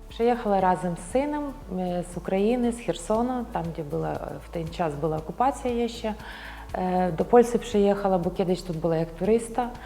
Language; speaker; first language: Ukrainian; native; Ukrainian